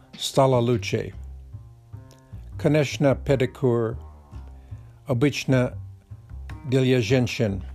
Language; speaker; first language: Russian; non-native, learner; English